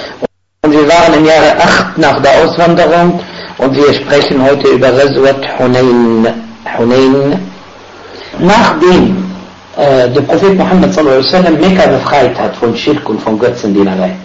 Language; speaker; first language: German; non-native, fluent; Arabic